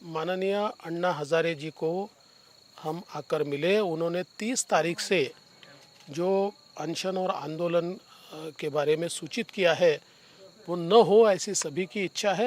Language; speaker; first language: Hindi; non-native, local second language; Marathi